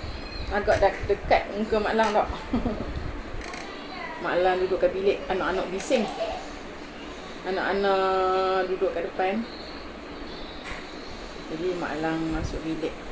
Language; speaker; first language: Malay; native; Malay